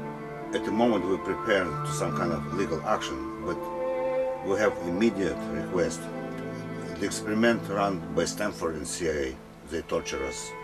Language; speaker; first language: English; non-native, learner; Russian